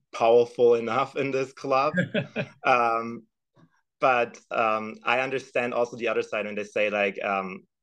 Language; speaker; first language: English; non-native, fluent; German